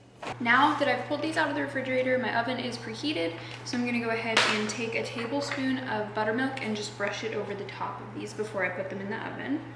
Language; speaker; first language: English; native; English